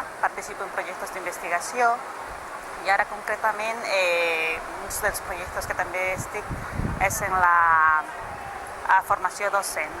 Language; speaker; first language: Catalan; non-native, fluent; Spanish